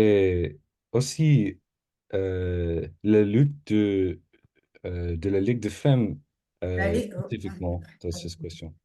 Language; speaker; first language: French; non-native, learner; English